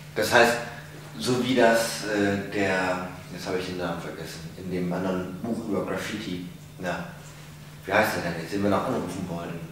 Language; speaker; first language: German; native; German